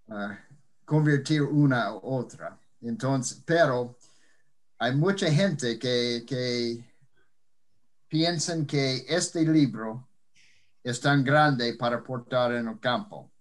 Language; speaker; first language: Spanish; non-native, fluent; English